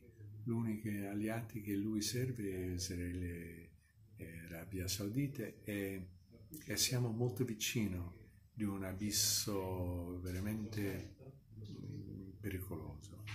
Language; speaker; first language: Italian; non-native, fluent; English